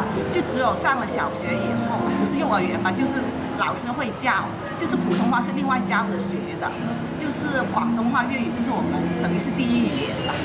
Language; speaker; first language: Chinese; non-native, local second language; Cantonese